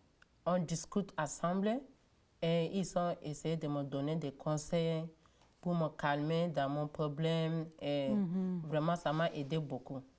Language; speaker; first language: French; non-native, learner; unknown